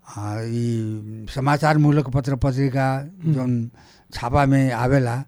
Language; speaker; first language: Bhojpuri; non-native, local second language; Nepali